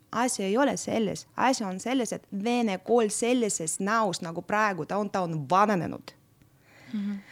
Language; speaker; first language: Estonian; non-native, local second language; Russian